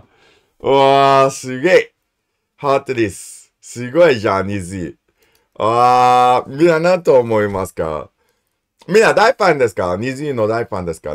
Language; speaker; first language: Japanese; non-native, learner; English